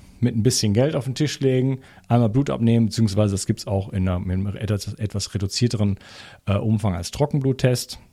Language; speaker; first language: German; native; German